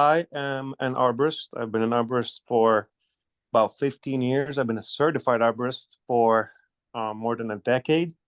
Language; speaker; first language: English; non-native, fluent; Polish